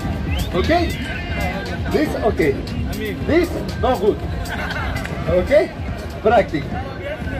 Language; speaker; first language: English; non-native, learner; Spanish